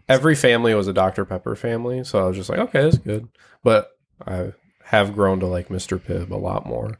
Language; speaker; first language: English; native; English